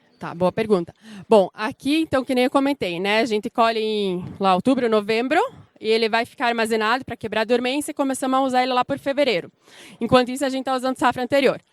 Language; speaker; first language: Portuguese; native; Portuguese